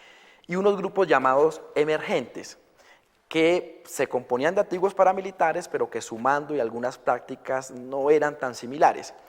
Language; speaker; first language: Spanish; native; Spanish